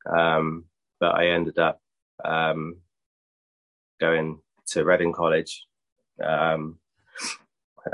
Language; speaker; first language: English; native; English